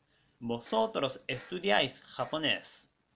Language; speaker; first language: Spanish; non-native, fluent; Japanese